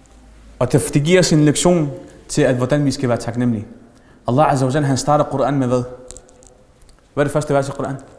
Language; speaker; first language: Danish; early bilingual, other home language; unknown